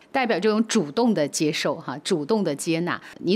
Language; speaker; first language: Chinese; native; Chinese